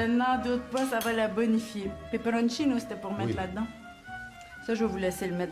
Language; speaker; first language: French; native; French